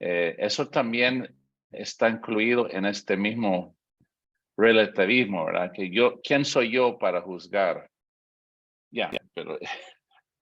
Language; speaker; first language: Spanish; non-native, fluent; English